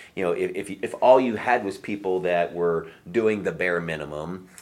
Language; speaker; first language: English; native; English